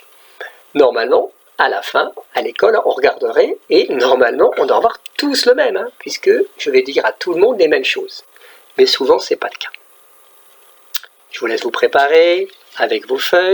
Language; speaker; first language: French; native; French